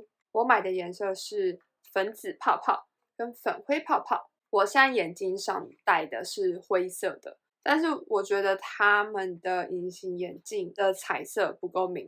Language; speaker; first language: Chinese; native; Chinese